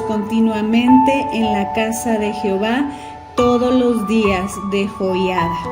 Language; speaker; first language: Spanish; native; Spanish